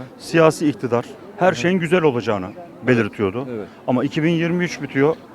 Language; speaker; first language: Turkish; native; Turkish